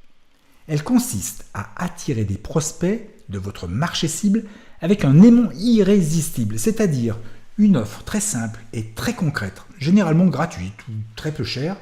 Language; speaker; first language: French; native; French